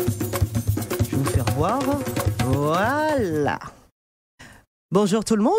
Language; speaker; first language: French; native; French